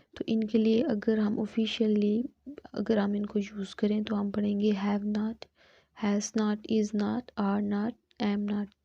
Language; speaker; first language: Urdu; non-native, local second language; Punjabi